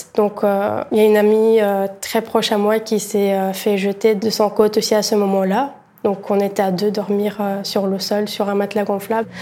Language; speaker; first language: French; early bilingual, other home language; Bulgarian